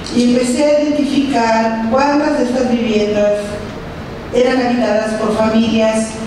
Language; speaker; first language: Spanish; early bilingual, heritage; Spanish